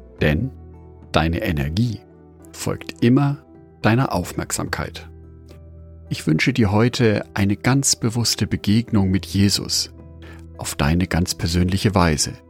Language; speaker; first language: German; native; German